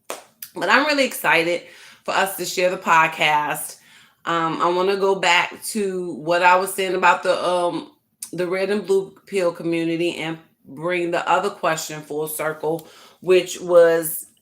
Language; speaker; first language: English; native; English